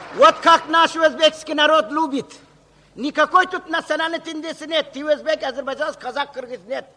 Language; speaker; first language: Russian; non-native, local second language; Uzbek